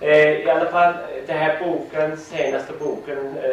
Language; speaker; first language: Swedish; non-native, fluent; Persian